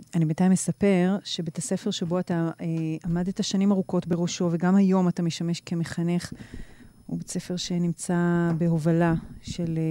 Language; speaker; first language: Hebrew; native; Hebrew